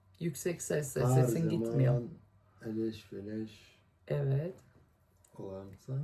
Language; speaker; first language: Turkish; non-native, learner; Swedish